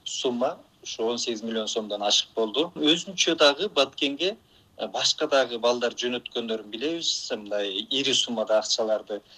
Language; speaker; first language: Kyrgyz; native; Kyrgyz